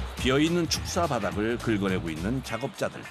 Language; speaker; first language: Korean; native; Korean